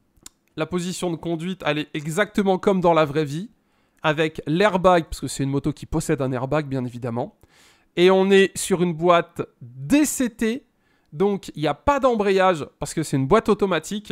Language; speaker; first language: French; native; French